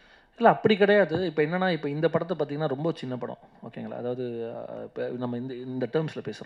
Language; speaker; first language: Tamil; native; Tamil